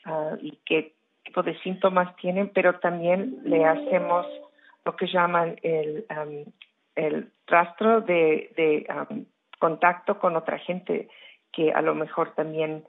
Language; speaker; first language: Spanish; early bilingual, heritage; Spanish